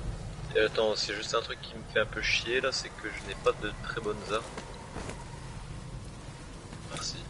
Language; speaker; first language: French; native; French